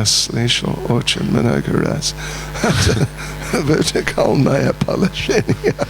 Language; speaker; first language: Russian; non-native, learner; English